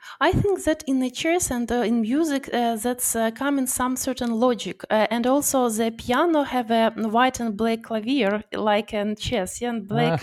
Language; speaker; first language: English; non-native, learner; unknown